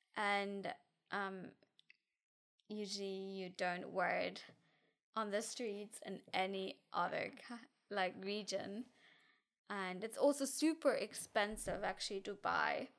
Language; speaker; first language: English; non-native, fluent; German